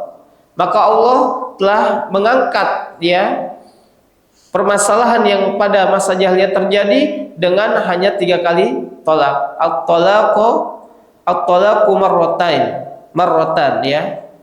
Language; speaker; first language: Indonesian; native; Indonesian